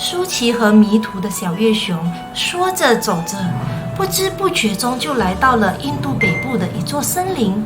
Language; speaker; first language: Chinese; native; Chinese